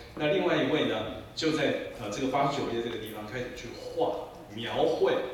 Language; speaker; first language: Chinese; native; Chinese